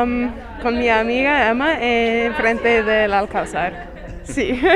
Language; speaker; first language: Spanish; non-native, fluent; English